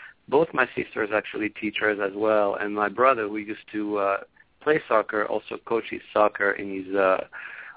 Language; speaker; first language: English; non-native, local second language; French